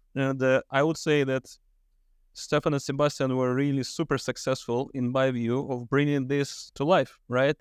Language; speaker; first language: English; non-native, fluent; Russian